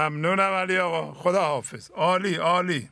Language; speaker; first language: Persian; native; Persian